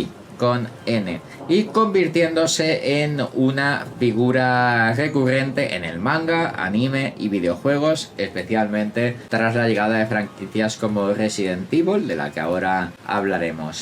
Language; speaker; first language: Spanish; native; Spanish